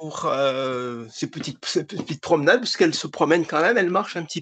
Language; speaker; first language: French; native; French